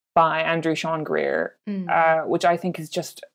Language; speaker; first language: English; native; English